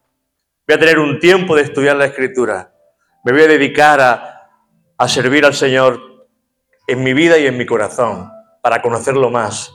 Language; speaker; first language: Spanish; native; Spanish